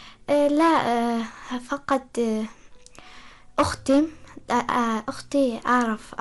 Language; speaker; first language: Arabic; non-native, learner; Persian